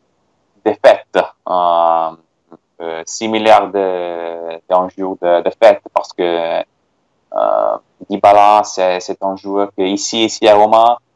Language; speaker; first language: French; non-native, fluent; Italian